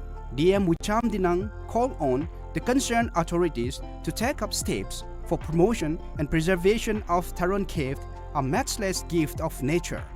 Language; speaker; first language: English; non-native, local second language; Manipuri